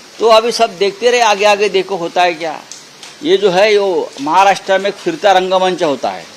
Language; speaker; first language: Hindi; non-native, local second language; Marathi